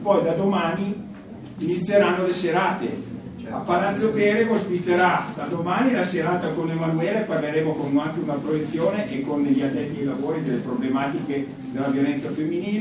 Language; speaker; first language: Italian; native; Italian